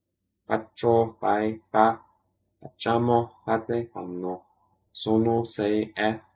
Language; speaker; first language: Italian; non-native, learner; English